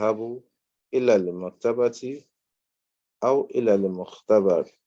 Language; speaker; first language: Arabic; non-native, fluent; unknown